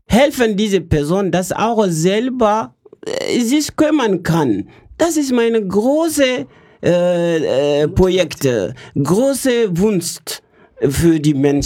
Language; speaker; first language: German; non-native, learner; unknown